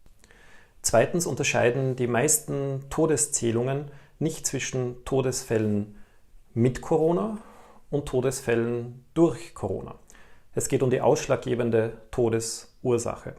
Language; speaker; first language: German; native; German